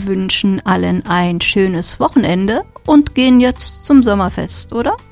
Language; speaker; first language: German; native; German